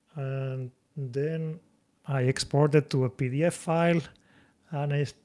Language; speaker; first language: English; non-native, fluent; Spanish